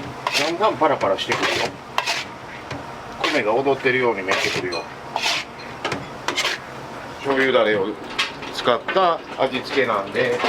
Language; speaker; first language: Japanese; native; Japanese